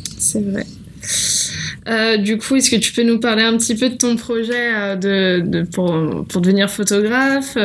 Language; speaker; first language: French; native; French